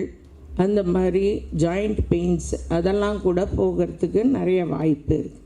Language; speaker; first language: Tamil; native; Tamil